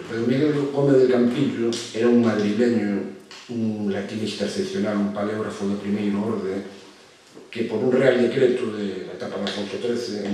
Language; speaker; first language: Spanish; non-native, local second language; Galician